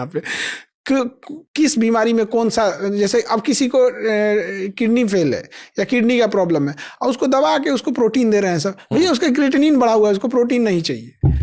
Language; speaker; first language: Hindi; native; Hindi